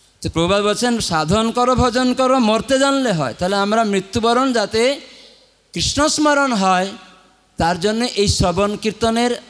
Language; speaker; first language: Bangla; non-native, fluent; Odia